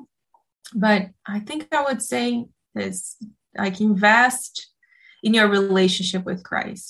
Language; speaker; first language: English; non-native, fluent; Portuguese